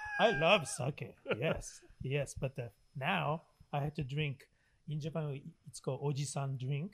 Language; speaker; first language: English; non-native, learner; Japanese